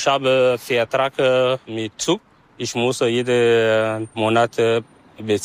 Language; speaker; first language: German; non-native, learner; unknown